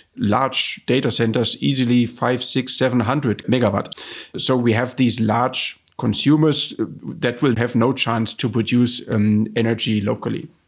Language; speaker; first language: English; non-native, fluent; German